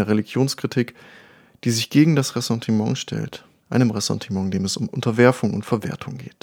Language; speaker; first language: German; native; German